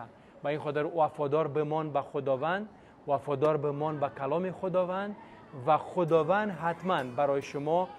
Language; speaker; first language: Persian; non-native, fluent; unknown